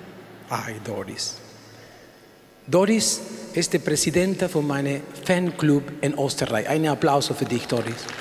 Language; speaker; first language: German; non-native, learner; Spanish